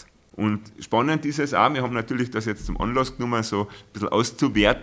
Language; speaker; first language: German; native; German